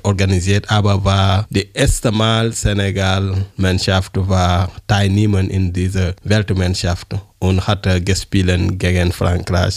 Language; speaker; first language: German; non-native, learner; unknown